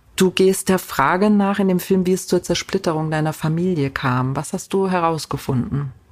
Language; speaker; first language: German; native; German